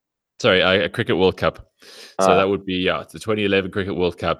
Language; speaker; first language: English; native; English